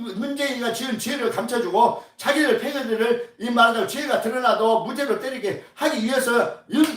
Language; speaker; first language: Korean; native; Korean